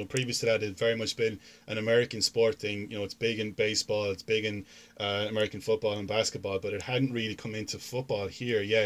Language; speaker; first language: English; native; English